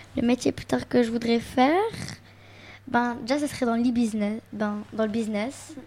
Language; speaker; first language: French; native; French